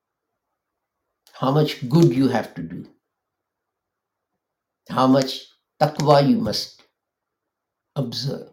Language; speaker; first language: English; non-native, local second language; Urdu